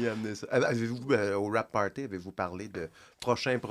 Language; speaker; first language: French; native; French